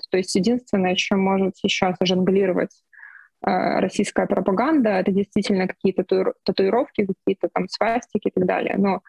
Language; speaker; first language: Russian; non-native, local second language; Ukrainian